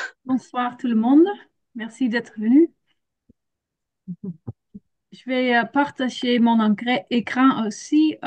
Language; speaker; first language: French; non-native, learner; Dutch